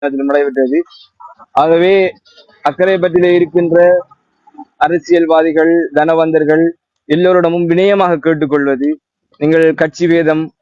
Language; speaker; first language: Tamil; native; Tamil